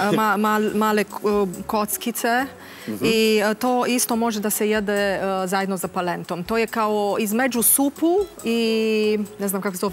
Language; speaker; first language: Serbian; non-native, learner; Romanian